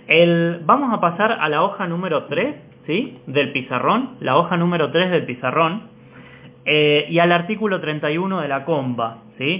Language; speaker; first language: Spanish; native; Spanish